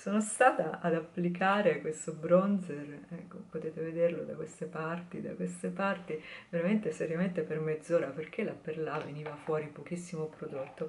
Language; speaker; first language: Italian; native; Italian